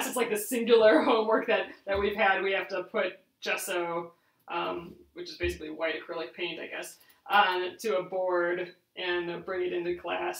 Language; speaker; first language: English; native; English